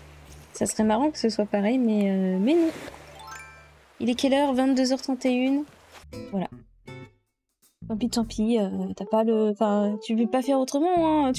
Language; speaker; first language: French; native; French